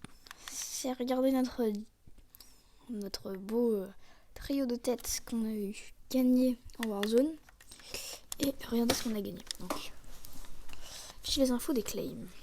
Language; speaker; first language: French; native; French